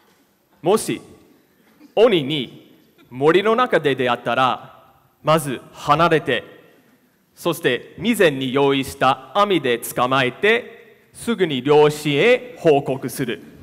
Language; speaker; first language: Japanese; non-native, fluent; English